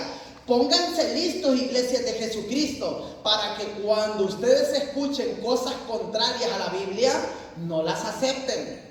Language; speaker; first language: Spanish; native; Spanish